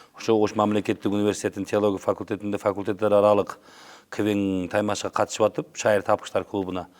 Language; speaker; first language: Kyrgyz; non-native, local second language; Uzbek